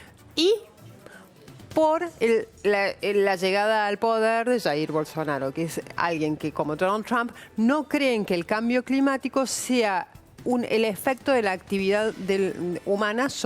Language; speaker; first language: Spanish; native; Spanish